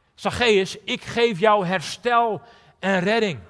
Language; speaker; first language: Dutch; native; Dutch